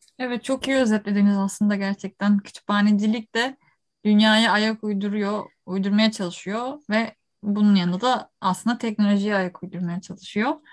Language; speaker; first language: Turkish; native; Turkish